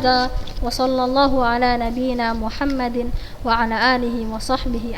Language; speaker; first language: Arabic; non-native, fluent; Indonesian